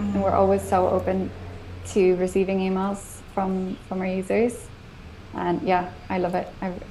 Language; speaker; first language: English; native; English